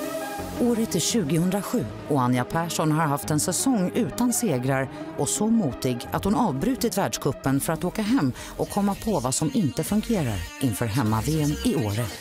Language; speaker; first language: Swedish; native; Swedish